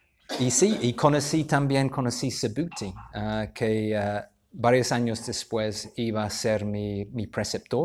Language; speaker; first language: Spanish; non-native, fluent; English